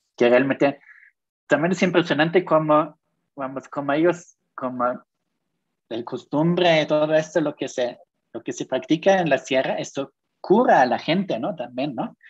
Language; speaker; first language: Spanish; non-native, fluent; German